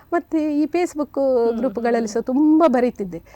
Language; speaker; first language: Kannada; native; Kannada